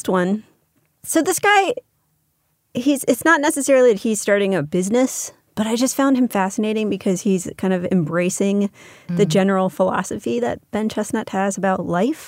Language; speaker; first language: English; native; English